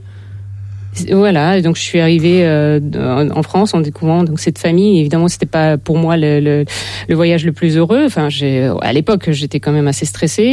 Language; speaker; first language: French; non-native, fluent; Russian